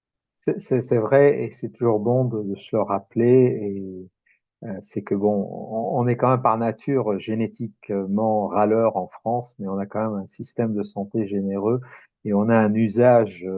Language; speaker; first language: French; native; French